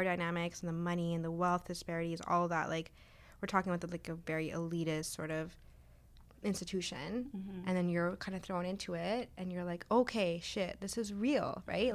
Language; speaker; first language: English; native; English